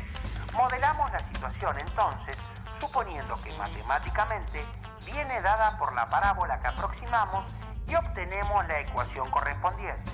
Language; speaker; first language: Spanish; native; Spanish